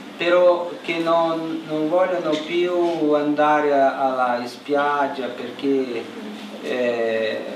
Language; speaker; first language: Italian; non-native, learner; Portuguese